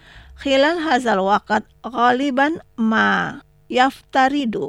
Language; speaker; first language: Arabic; non-native, learner; Indonesian